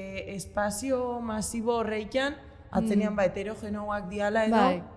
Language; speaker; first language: Basque; native; Basque